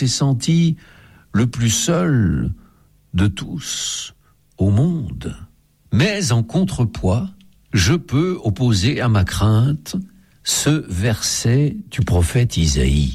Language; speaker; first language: French; native; French